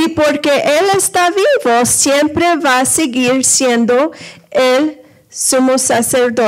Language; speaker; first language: Spanish; early bilingual, heritage; Spanish